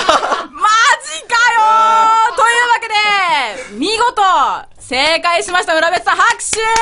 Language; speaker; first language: Japanese; native; Japanese